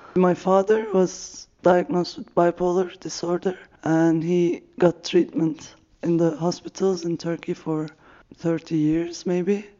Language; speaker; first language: English; non-native, fluent; Turkish